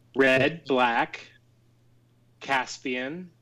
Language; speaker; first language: English; native; English